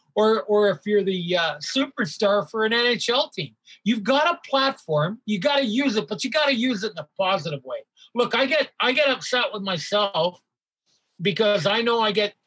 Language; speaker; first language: English; native; English